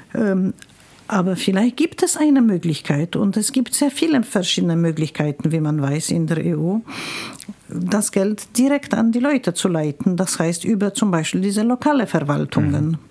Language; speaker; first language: German; non-native, fluent; Polish